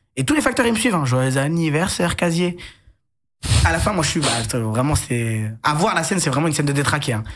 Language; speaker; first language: French; native; French